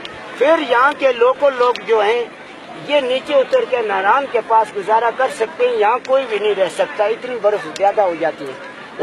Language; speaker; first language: Hindi; non-native, local second language; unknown